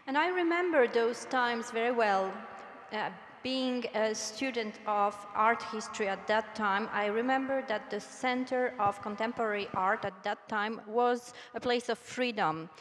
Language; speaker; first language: English; non-native, fluent; Polish